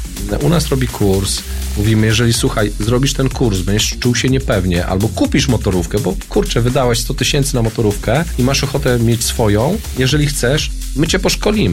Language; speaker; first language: Polish; native; Polish